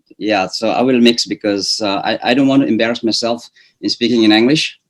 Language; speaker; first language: English; non-native, fluent; Indonesian